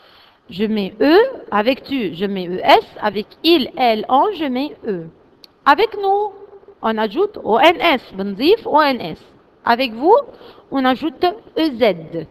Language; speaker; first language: French; non-native, fluent; Arabic